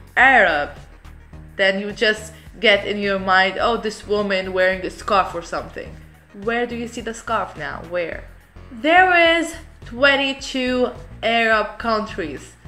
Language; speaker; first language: English; non-native, fluent; Arabic